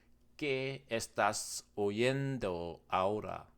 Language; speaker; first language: Spanish; non-native, learner; Korean